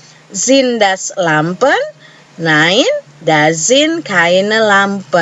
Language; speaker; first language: German; non-native, fluent; Indonesian